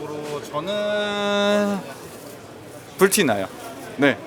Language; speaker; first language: Korean; native; Korean